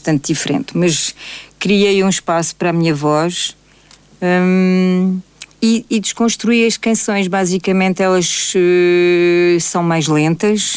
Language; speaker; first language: Portuguese; native; Portuguese